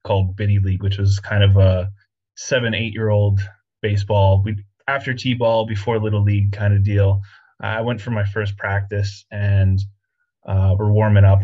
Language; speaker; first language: English; native; English